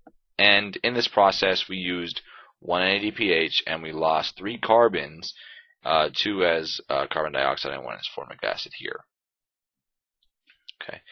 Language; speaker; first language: English; native; English